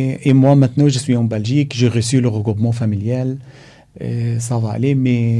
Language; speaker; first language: French; non-native, learner; Arabic